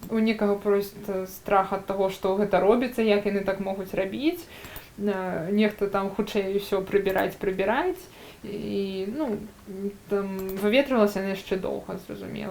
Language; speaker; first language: Belarusian; native; Belarusian